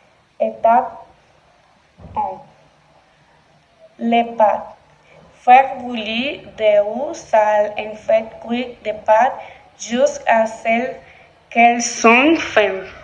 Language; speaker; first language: French; non-native, learner; Spanish